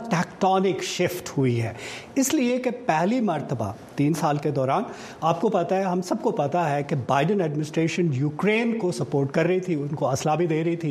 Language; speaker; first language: Urdu; native; Urdu